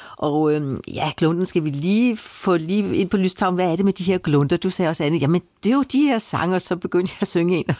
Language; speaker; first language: Danish; native; Danish